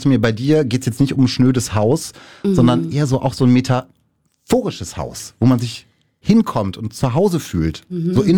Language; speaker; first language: German; native; German